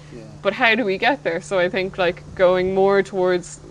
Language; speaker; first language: English; native; English